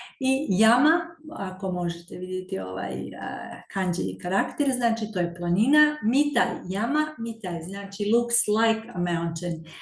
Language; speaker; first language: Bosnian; early bilingual, heritage; Serbian